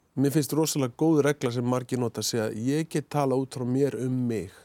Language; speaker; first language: Icelandic; native; Icelandic